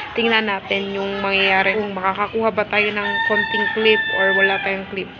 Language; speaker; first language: Filipino; non-native, local second language; Cebuano